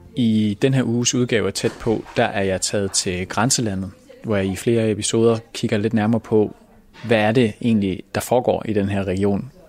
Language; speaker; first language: Danish; native; Danish